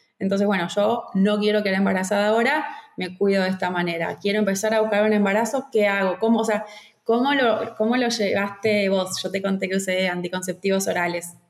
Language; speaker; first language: Spanish; native; Spanish